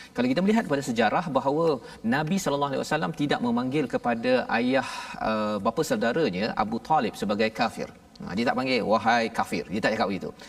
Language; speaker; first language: Malay; native; Malay